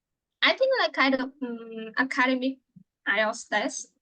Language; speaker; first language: English; non-native, fluent; Vietnamese